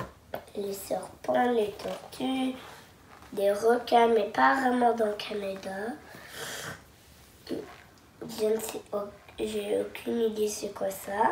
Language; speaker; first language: French; non-native, local second language; English